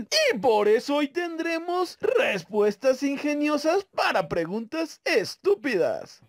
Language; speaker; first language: Spanish; native; Spanish